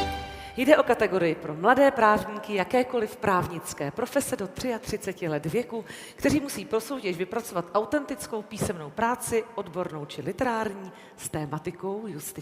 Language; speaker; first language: Czech; native; Czech